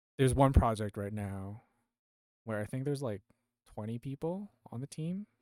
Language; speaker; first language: English; early bilingual, other home language; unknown